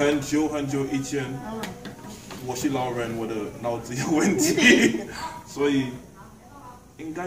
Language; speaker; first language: Chinese; non-native, learner; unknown